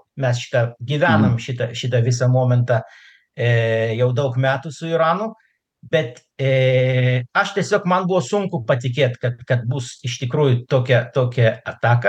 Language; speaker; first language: Lithuanian; non-native, local second language; Russian